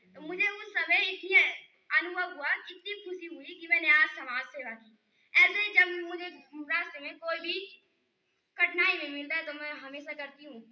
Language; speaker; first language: Hindi; non-native, local second language; Garhwali